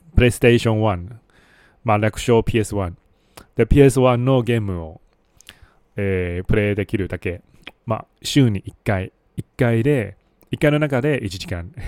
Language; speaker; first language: Japanese; non-native, fluent; Chinese